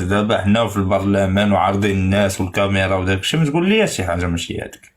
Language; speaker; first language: Arabic; native; Arabic